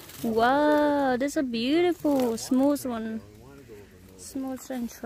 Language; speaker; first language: English; non-native, learner; Northeastern Thai